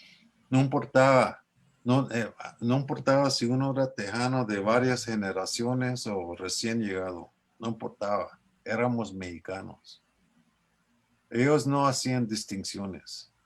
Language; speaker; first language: Spanish; early bilingual, other home language; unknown